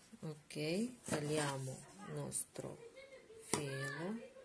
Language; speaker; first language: Italian; non-native, learner; Russian